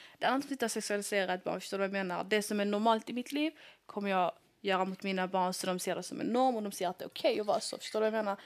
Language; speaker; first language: Swedish; early bilingual, other home language; Somali